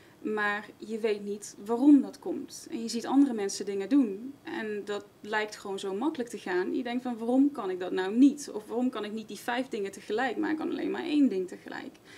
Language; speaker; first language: Dutch; non-native, fluent; English